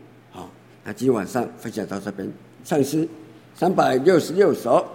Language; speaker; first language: Chinese; native; Chinese